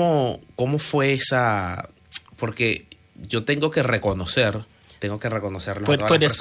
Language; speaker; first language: Spanish; native; Spanish